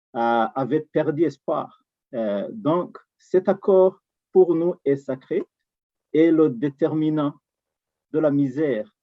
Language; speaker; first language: French; non-native, local second language; Rundi